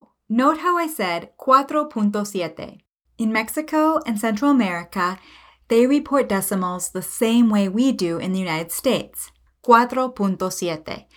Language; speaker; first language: English; native; English